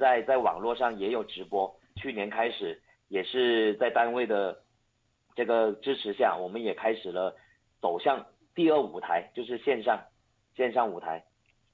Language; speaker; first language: Chinese; non-native, local second language; Hakka Chinese